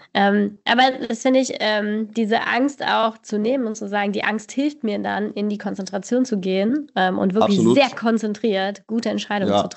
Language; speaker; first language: German; native; German